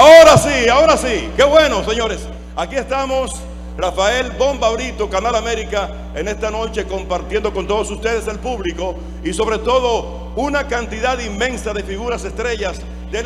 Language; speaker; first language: Spanish; native; Spanish